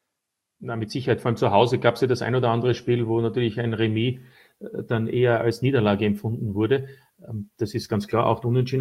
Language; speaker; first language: German; native; German